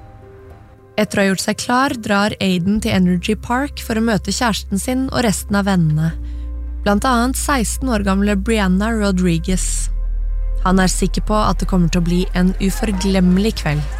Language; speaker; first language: Norwegian; native; Norwegian